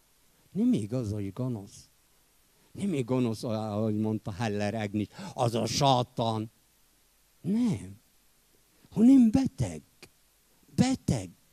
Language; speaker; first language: Hungarian; non-native, fluent; Arabic